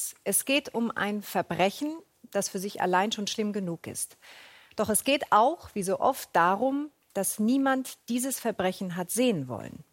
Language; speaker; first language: German; native; German